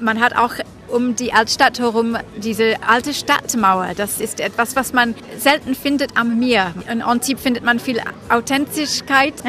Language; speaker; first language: German; non-native, fluent; French